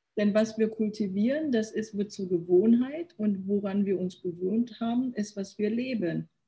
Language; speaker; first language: German; early bilingual, other home language; Korean